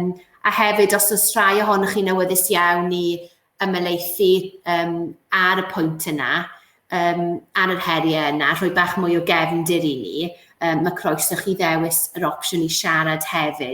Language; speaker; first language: Welsh; native; Welsh